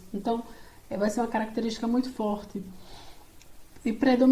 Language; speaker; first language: Portuguese; native; Portuguese